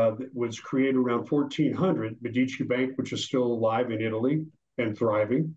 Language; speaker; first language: English; native; English